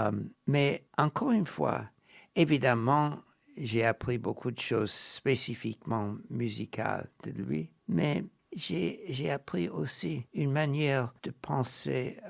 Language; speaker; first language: French; non-native, fluent; English